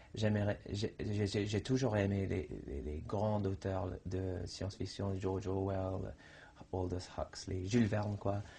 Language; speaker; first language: French; non-native, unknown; English